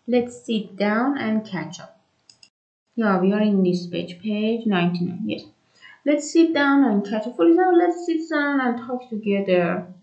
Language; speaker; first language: English; non-native, fluent; Persian